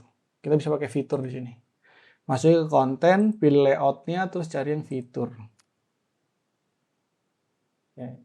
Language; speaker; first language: Indonesian; native; Indonesian